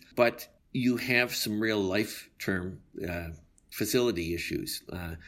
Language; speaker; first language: English; native; English